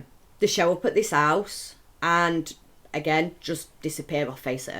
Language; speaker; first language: English; native; English